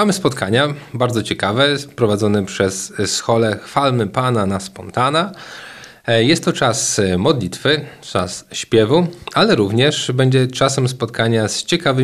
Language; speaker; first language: Polish; native; Polish